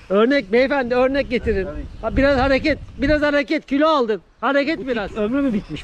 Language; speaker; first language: Turkish; native; Turkish